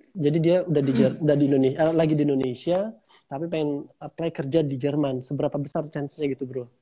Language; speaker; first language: Indonesian; native; Indonesian